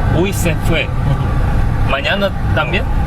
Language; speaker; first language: Spanish; non-native, learner; Korean